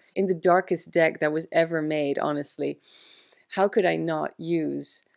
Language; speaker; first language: English; non-native, fluent; French